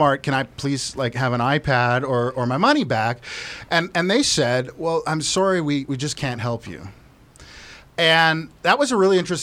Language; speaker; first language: English; native; English